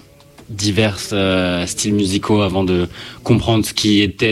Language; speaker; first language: French; native; French